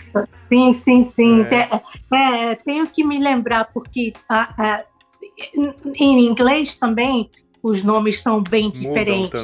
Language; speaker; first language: Portuguese; non-native, local second language; Spanish